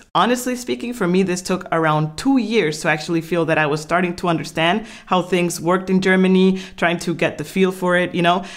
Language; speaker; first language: English; non-native, fluent; Spanish